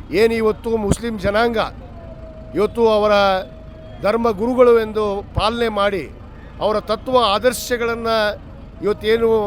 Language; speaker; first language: Kannada; native; Kannada